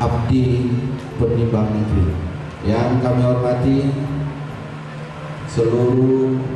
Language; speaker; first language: Indonesian; native; Indonesian